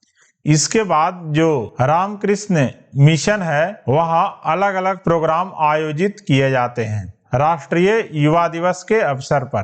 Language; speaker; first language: Hindi; native; Hindi